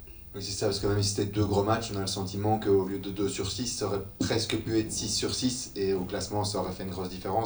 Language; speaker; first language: French; native; French